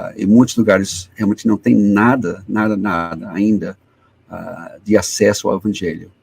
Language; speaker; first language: Portuguese; non-native, fluent; English